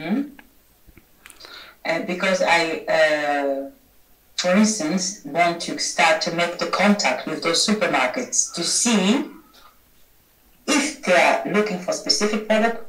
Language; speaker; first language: English; non-native, fluent; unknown